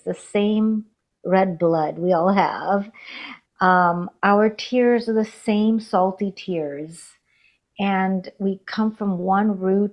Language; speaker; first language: English; non-native, fluent; Hindi